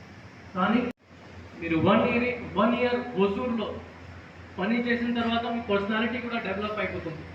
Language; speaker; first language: Telugu; non-native, fluent; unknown